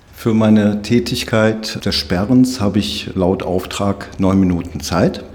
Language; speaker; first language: German; native; German